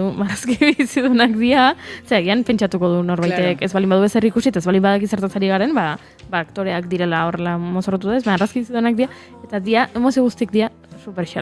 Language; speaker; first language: Basque; native; Basque